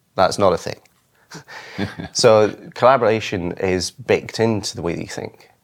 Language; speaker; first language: English; native; English